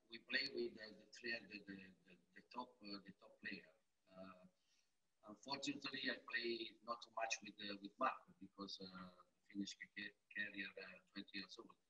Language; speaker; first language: English; non-native, learner; Italian